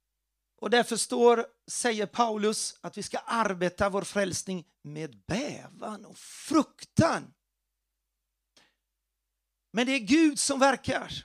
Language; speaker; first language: Swedish; non-native, fluent; Portuguese